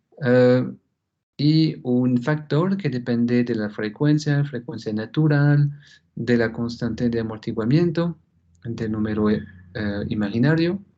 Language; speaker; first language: Spanish; non-native, fluent; French